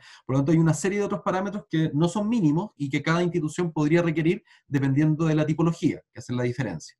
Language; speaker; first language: Spanish; native; Spanish